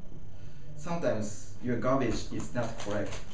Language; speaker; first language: English; non-native, learner; Japanese